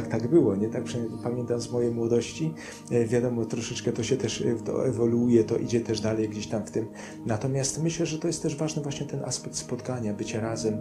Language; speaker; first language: Polish; native; Polish